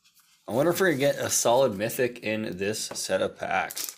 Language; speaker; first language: English; native; English